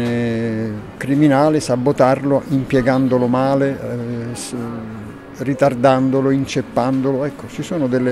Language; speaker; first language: Italian; native; Italian